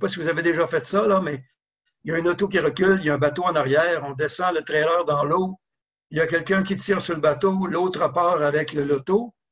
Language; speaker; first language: French; native; French